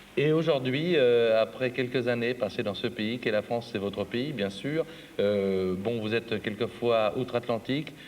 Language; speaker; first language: French; native; French